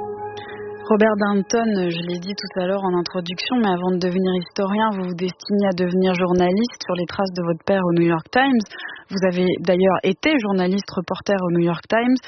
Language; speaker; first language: French; native; French